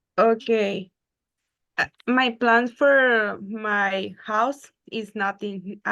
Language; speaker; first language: English; non-native, learner; Spanish